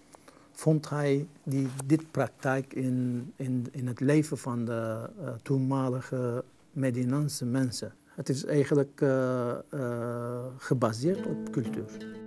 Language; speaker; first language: Dutch; non-native, fluent; Turkish